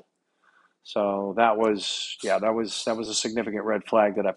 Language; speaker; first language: English; native; English